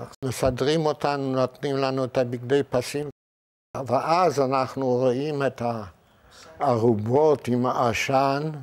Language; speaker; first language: Hebrew; non-native, fluent; Yiddish